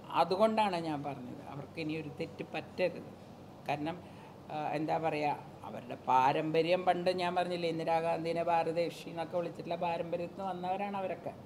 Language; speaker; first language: Malayalam; native; Malayalam